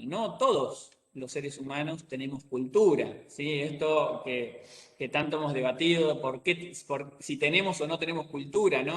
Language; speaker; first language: Spanish; native; Spanish